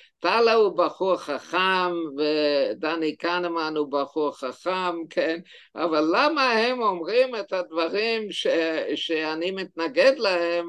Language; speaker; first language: Hebrew; non-native, fluent; German